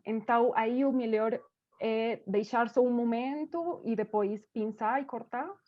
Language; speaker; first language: Portuguese; non-native, fluent; Spanish